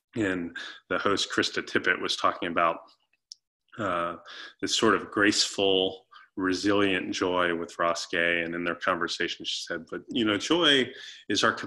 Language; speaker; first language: English; native; English